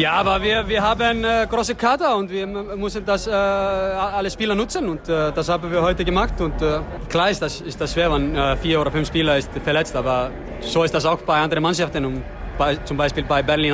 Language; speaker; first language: German; non-native, fluent; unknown